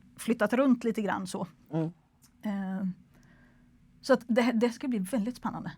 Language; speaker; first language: Swedish; native; Swedish